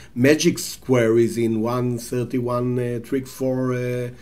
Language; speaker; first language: English; non-native, fluent; Hebrew